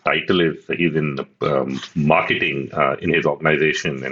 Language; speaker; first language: English; non-native, local second language; Hindi